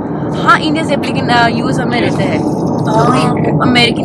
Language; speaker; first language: Hindi; non-native, fluent; Norwegian